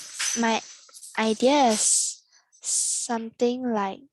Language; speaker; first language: English; non-native, learner; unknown